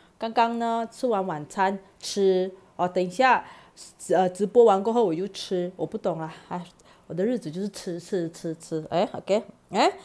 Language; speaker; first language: Chinese; non-native, fluent; Malay